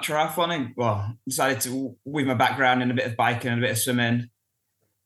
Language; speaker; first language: English; native; English